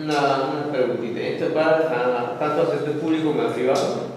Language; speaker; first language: Spanish; native; Spanish